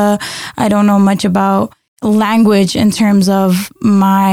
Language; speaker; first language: English; early bilingual, other home language; Spanish